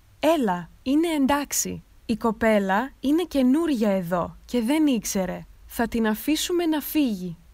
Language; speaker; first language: Greek; native; Greek